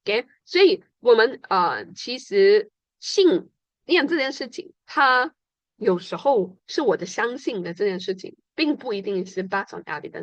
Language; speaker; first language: Chinese; native; Chinese